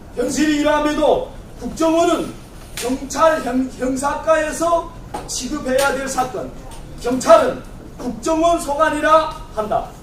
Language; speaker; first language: Korean; native; Korean